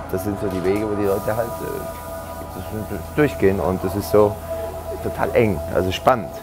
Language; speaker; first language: German; native; German